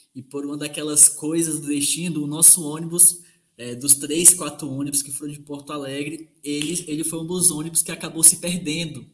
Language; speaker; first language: Portuguese; native; Portuguese